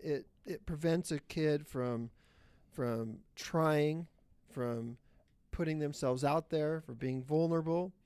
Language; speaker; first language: English; native; English